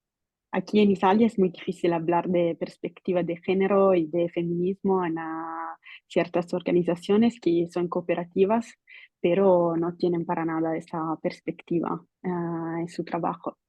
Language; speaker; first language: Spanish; non-native, fluent; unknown